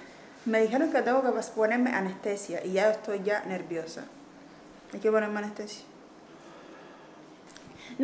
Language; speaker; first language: Spanish; native; Spanish